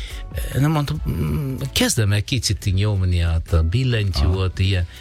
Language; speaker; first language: Hungarian; non-native, learner; Italian